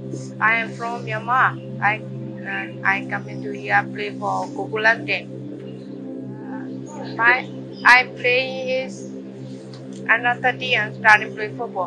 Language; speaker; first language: English; non-native, learner; Burmese